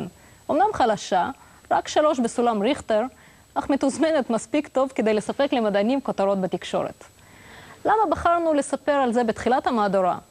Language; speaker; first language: Hebrew; non-native, local second language; Russian